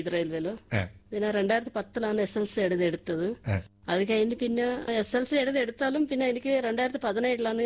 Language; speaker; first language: Malayalam; non-native, local second language; Telugu